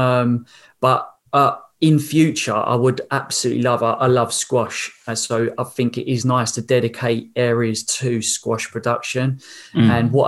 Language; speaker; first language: English; native; English